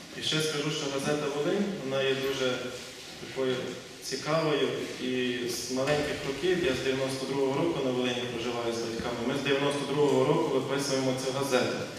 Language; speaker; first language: Ukrainian; native; Ukrainian